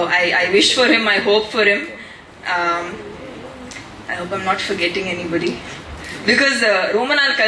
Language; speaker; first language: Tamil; non-native, fluent; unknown